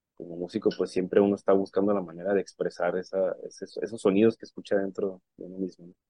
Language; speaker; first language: Spanish; native; Spanish